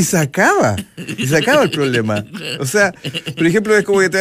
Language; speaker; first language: Spanish; native; Spanish